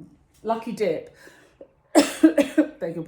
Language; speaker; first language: English; native; English